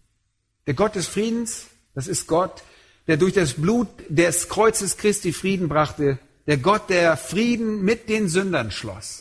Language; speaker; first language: German; native; German